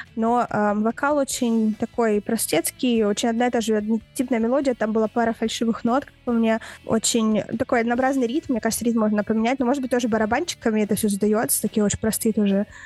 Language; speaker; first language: Russian; native; Russian